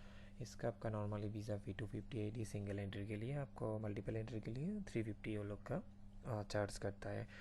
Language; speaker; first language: Hindi; non-native, fluent; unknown